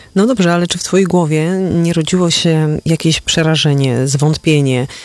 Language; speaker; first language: Polish; native; Polish